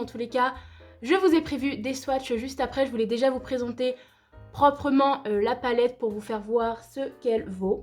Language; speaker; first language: French; native; French